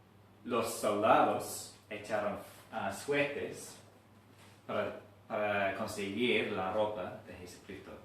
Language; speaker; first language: Spanish; non-native, fluent; English